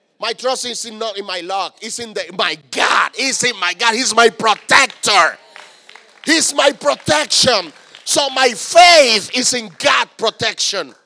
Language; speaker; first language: English; non-native, fluent; Spanish